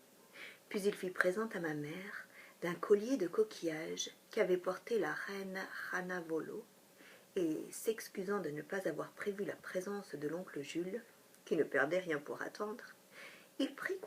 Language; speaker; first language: French; native; French